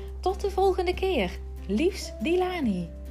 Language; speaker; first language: Dutch; native; Dutch